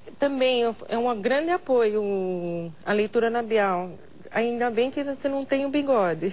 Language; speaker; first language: Portuguese; non-native, local second language; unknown